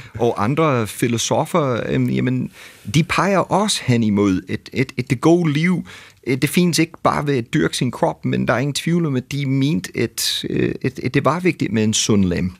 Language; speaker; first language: Danish; non-native, fluent; English